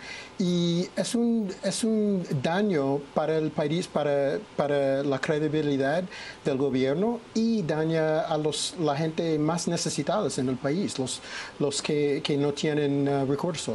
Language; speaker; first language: Spanish; non-native, fluent; English